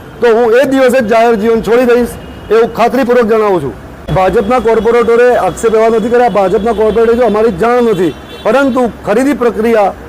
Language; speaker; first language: Gujarati; native; Gujarati